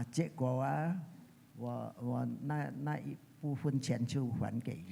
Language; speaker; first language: Chinese; early bilingual, heritage; Chinese